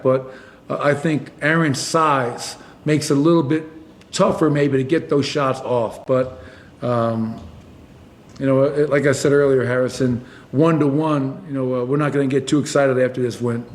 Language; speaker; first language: English; native; English